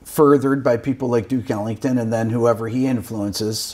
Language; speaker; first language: English; native; English